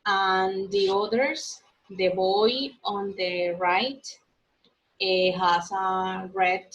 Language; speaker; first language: English; non-native, learner; Spanish